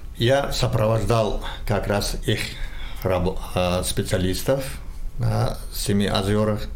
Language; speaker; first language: Russian; non-native, local second language; Tajik